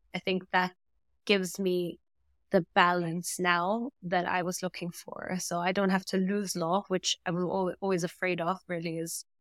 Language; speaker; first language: English; non-native, fluent; German